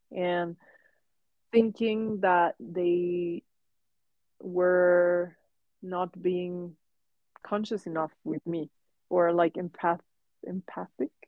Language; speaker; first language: English; non-native, fluent; Spanish